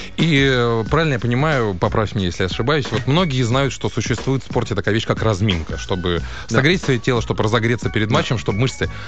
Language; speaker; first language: Russian; native; Russian